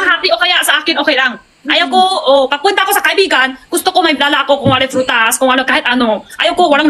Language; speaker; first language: Filipino; non-native, learner; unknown